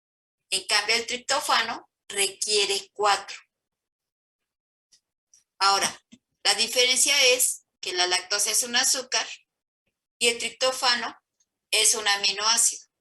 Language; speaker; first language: Spanish; native; Spanish